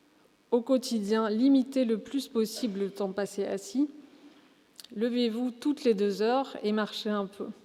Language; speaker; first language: French; native; French